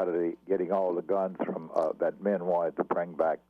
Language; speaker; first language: English; native; English